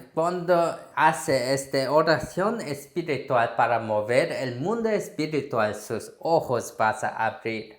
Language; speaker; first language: Spanish; non-native, fluent; Korean